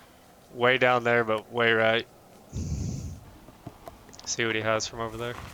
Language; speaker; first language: English; native; English